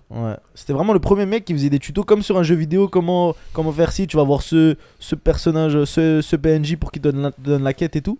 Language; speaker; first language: French; early bilingual, other home language; Chechen